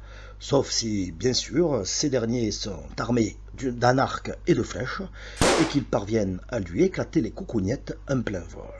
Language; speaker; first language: French; native; French